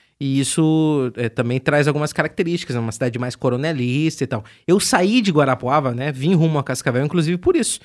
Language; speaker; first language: Portuguese; native; Portuguese